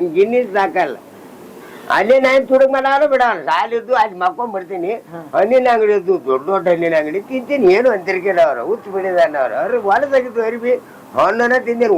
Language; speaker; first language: Kannada; native; Kannada